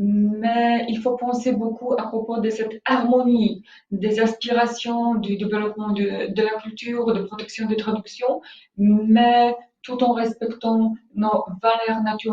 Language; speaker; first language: French; non-native, fluent; Polish